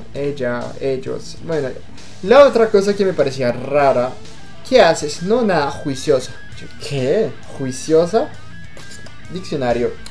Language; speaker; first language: Spanish; non-native, fluent; French